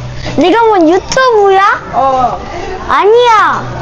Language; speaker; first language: Korean; early bilingual, other home language; Mongolian